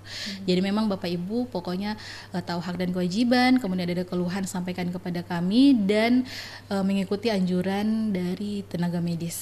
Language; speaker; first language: Indonesian; native; Indonesian